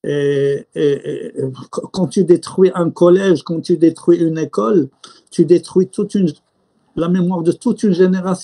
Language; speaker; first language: French; non-native, local second language; Arabic